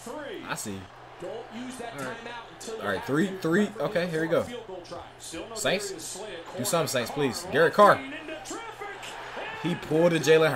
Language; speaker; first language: English; native; English